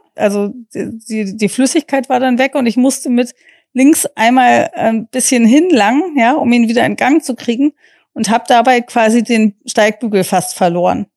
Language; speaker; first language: German; non-native, fluent; English